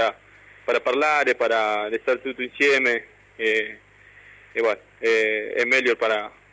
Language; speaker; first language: Italian; non-native, learner; Spanish